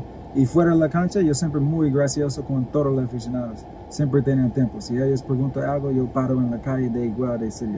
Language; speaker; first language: Spanish; non-native, learner; English